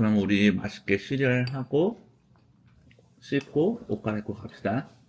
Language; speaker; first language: Korean; native; Korean